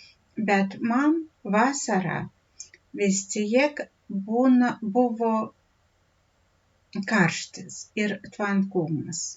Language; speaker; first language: Lithuanian; non-native, fluent; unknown